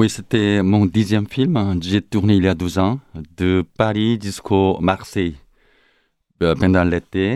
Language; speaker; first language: French; non-native, learner; Korean